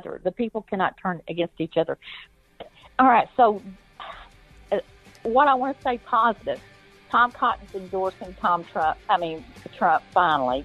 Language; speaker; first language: English; native; English